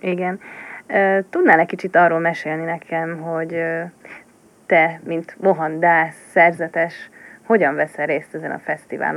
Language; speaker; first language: Hungarian; native; Hungarian